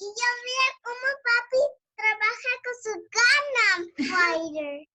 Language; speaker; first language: Spanish; early bilingual, heritage; Spanish